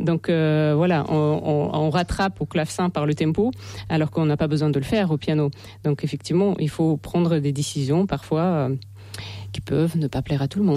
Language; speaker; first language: French; non-native, fluent; Russian